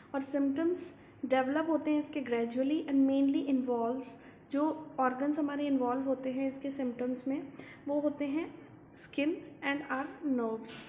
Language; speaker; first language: Hindi; native; Hindi